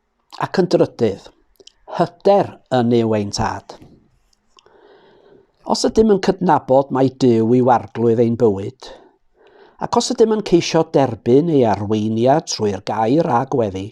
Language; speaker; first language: Welsh; native; Welsh